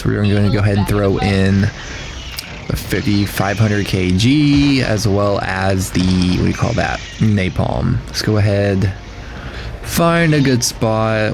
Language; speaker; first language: English; native; English